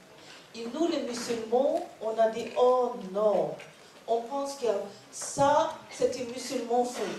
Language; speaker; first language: French; non-native, learner; Norwegian